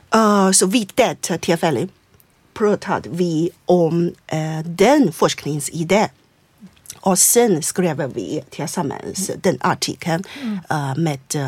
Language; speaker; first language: Swedish; non-native, fluent; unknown